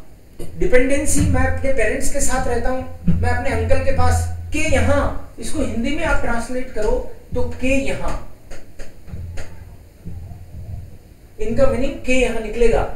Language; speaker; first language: Hindi; non-native, local second language; Gujarati